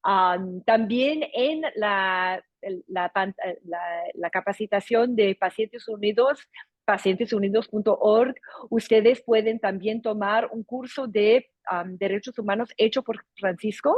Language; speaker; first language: Spanish; non-native, fluent; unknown